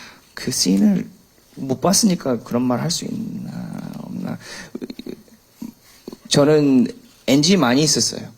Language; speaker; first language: Korean; early bilingual, heritage; English